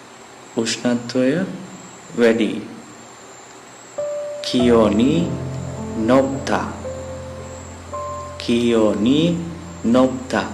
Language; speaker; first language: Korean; non-native, fluent; Sinhala